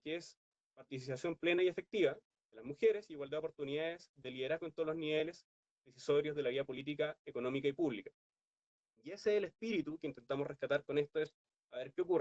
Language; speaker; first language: Spanish; native; Spanish